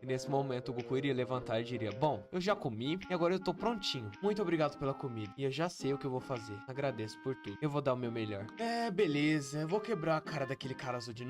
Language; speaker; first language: Portuguese; native; Portuguese